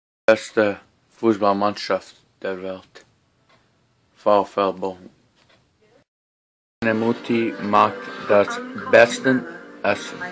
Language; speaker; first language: German; non-native, learner; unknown